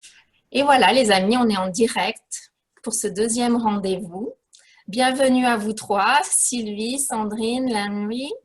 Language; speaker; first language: French; native; French